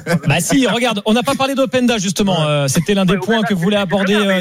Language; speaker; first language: French; native; French